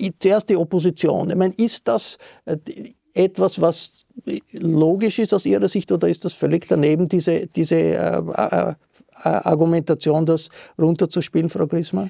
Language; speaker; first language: German; native; German